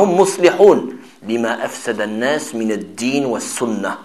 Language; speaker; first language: Arabic; non-native, fluent; French